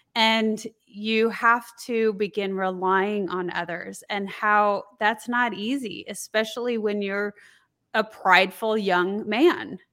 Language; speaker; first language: English; native; English